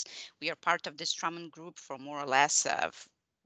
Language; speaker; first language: English; non-native, fluent; Portuguese